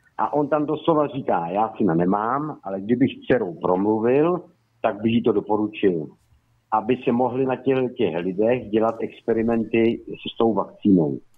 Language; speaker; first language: Czech; native; Czech